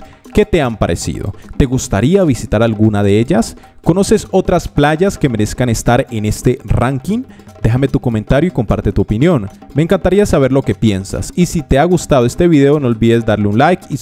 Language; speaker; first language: Spanish; native; Spanish